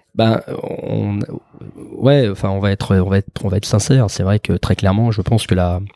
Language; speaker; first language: French; native; French